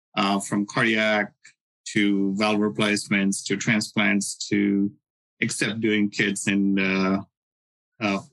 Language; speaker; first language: English; non-native, local second language; Hindi